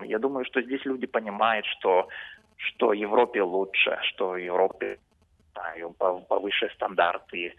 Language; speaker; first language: Russian; non-native, fluent; Lithuanian